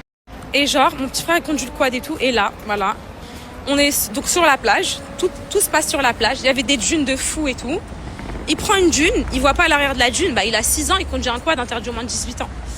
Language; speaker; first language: French; native; French